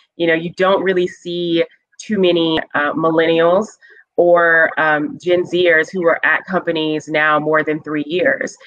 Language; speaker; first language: English; native; English